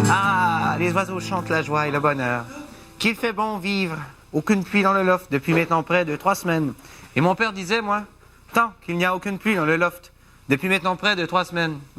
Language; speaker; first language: French; native; French